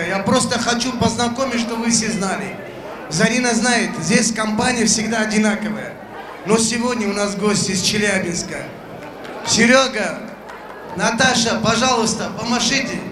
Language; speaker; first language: Russian; non-native, local second language; Kurdish